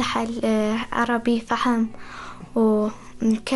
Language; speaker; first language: Arabic; non-native, learner; Persian